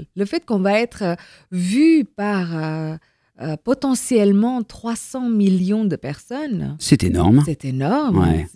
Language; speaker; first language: French; non-native, fluent; Indonesian